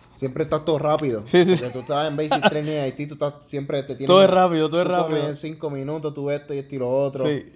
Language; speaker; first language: Spanish; native; Spanish